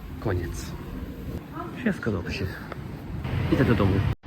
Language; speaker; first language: Polish; non-native, learner; Hungarian